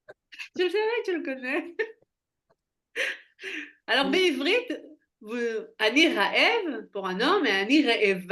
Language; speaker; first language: French; non-native, fluent; Hebrew